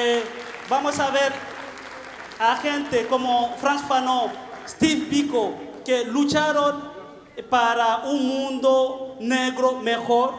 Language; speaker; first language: Spanish; non-native, fluent; Bembe